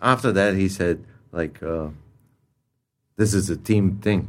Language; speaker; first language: English; non-native, fluent; Czech